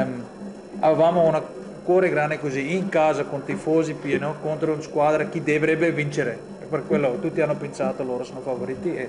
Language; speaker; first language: Italian; non-native, learner; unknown